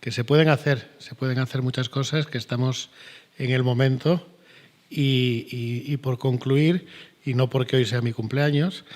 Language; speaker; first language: Spanish; native; Spanish